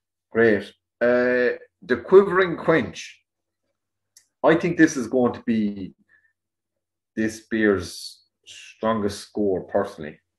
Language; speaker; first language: English; native; English